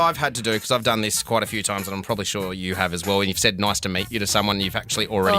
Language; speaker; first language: English; native; English